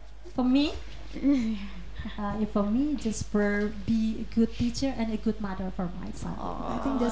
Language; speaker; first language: English; non-native, local second language; Indonesian